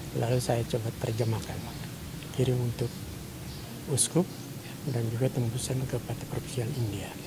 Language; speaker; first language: Indonesian; non-native, local second language; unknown